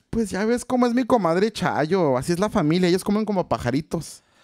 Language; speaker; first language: Spanish; early bilingual, other home language; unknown